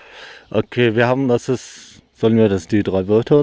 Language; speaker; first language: German; non-native, fluent; Mongolian